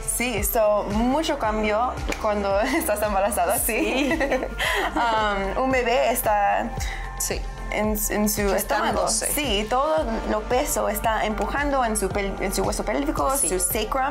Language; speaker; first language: Spanish; early bilingual, heritage; English